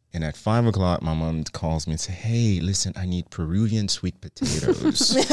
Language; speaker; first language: English; non-native, fluent; Haitian Creole